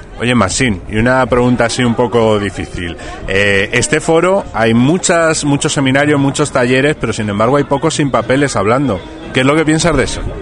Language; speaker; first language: Spanish; native; Spanish